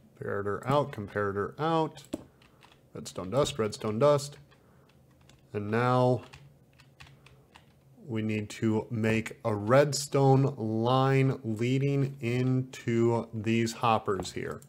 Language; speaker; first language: English; native; English